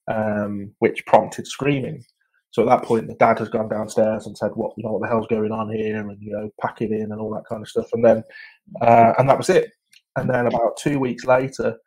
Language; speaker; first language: English; native; English